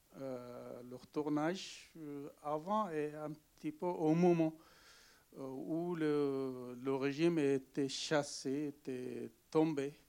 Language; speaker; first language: French; non-native, learner; Arabic